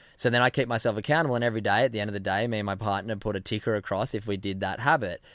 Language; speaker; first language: English; native; English